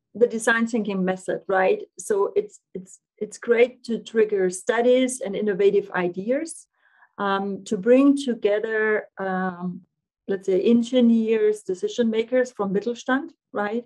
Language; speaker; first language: English; non-native, fluent; German